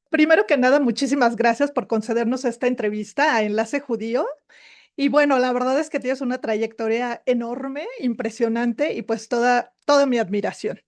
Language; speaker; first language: Spanish; native; Spanish